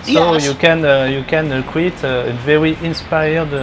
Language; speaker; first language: English; non-native, learner; French